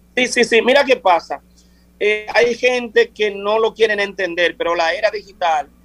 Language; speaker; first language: Spanish; native; Spanish